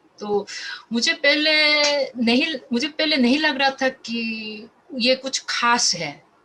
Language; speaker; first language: Hindi; non-native, fluent; Korean